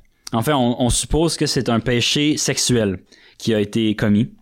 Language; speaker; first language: French; native; French